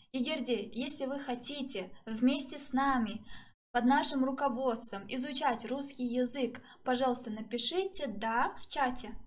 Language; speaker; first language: Russian; non-native, local second language; Kazakh